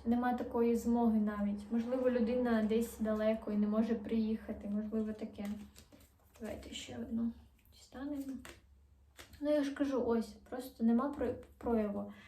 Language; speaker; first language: Ukrainian; non-native, local second language; Russian